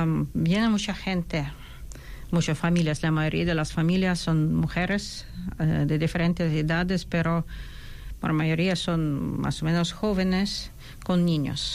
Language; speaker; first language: Spanish; non-native, fluent; Ukrainian